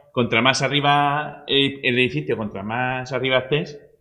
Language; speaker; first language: Spanish; native; Spanish